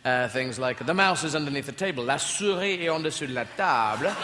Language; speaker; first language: French; non-native, learner; English